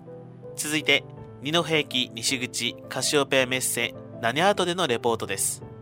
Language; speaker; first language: Japanese; native; Japanese